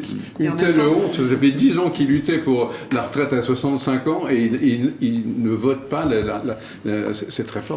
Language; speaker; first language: French; native; French